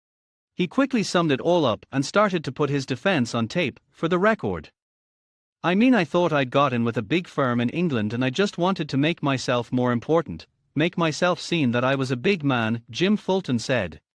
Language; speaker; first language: English; native; English